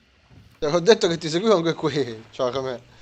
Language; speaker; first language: Italian; native; Italian